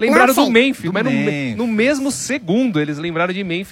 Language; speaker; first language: Portuguese; native; Portuguese